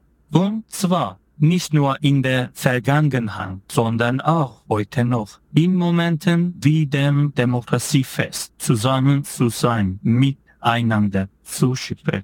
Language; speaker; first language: German; non-native, fluent; Turkish